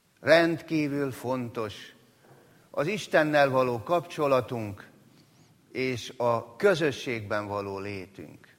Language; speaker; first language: Hungarian; native; Hungarian